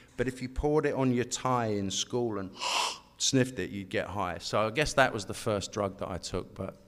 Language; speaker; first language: English; native; English